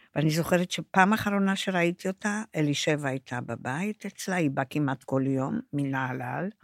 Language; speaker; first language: Hebrew; non-native, fluent; Romanian